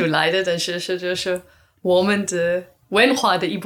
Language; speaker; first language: Chinese; non-native, learner; English